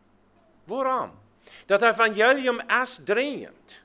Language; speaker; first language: German; early bilingual, heritage; Plautdietsch